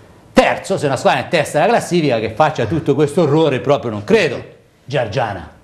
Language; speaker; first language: Italian; native; Italian